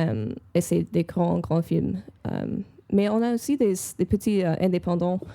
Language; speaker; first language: French; non-native, fluent; English